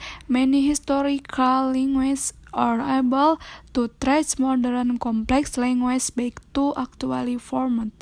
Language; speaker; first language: English; non-native, learner; Indonesian